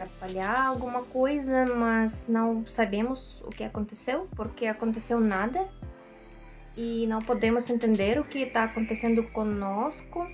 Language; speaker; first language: Portuguese; non-native, learner; Russian